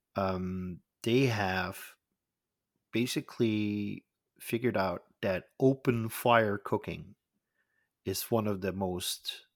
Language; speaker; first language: English; non-native, fluent; Dutch